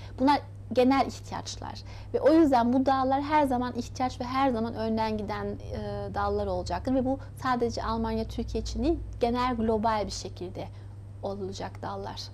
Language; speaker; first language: Turkish; early bilingual, heritage; Turkish